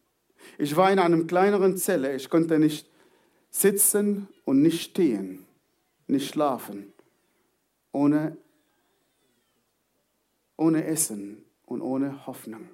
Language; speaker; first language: German; non-native, fluent; Arabic